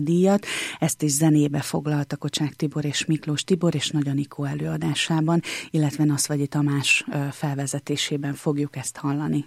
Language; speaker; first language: Hungarian; native; Hungarian